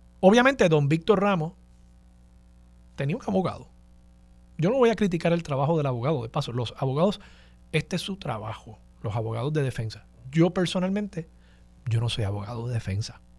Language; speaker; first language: Spanish; native; Spanish